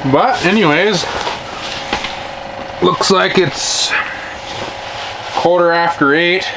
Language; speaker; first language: English; native; English